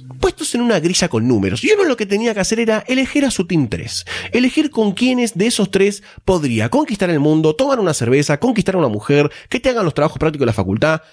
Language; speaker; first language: Spanish; native; Spanish